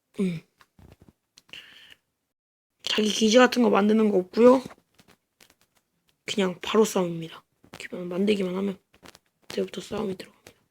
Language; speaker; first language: Korean; native; Korean